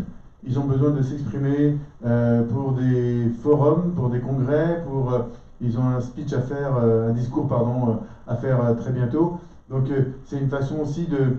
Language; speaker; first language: French; native; French